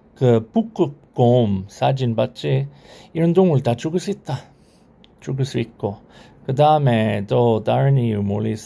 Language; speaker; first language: Korean; non-native, learner; English